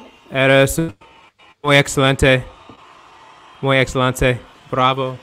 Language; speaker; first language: Spanish; non-native, learner; English